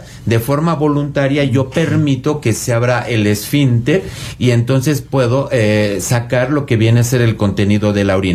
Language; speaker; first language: Spanish; native; Spanish